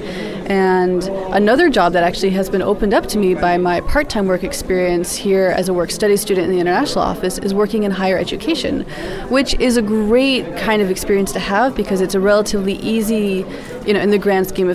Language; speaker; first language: English; native; English